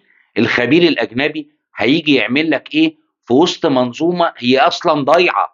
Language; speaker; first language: Arabic; native; Arabic